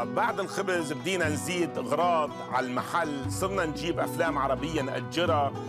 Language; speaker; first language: Arabic; native; Arabic